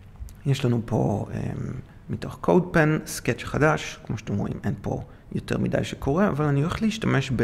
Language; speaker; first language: Hebrew; native; Hebrew